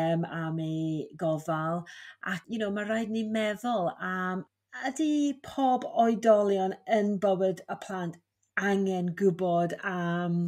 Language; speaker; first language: Welsh; non-native, fluent; English